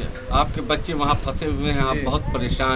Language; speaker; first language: Hindi; native; Hindi